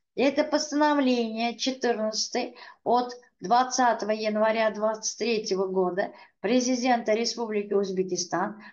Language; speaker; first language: Russian; non-native, local second language; Uzbek